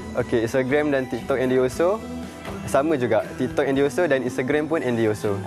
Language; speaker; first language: Malay; native; Malay